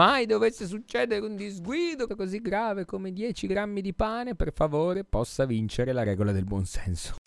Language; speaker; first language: Italian; native; Italian